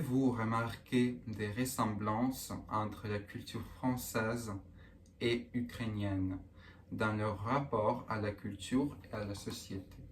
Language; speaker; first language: French; non-native, learner; Russian